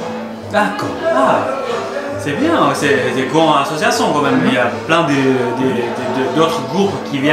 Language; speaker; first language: French; non-native, learner; Indonesian